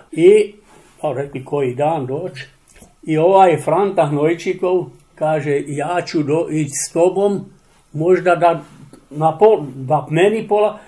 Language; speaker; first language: Serbian; non-native, local second language; Czech